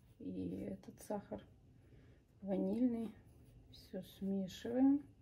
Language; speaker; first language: Russian; native; Russian